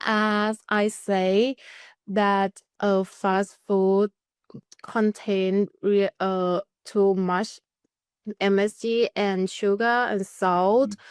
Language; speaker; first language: English; non-native, learner; Thai